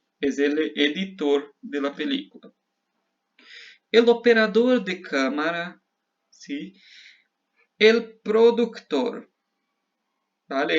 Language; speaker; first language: Spanish; non-native, fluent; Portuguese